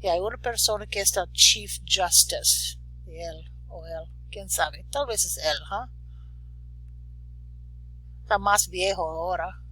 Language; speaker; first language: Spanish; non-native, learner; English